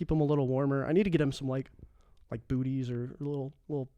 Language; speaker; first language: English; native; English